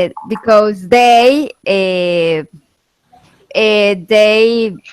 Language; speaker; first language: English; non-native, learner; Spanish